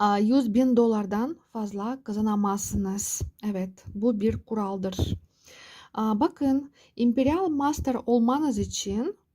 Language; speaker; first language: Turkish; non-native, fluent; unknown